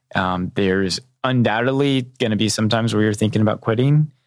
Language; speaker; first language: English; native; English